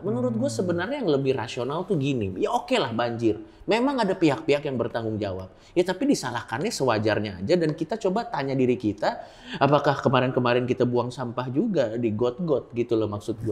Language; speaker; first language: Indonesian; native; Indonesian